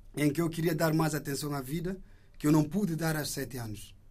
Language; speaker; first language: Portuguese; non-native, fluent; Indonesian